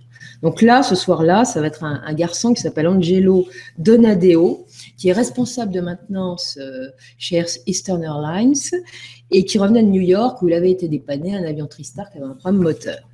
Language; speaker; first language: French; native; French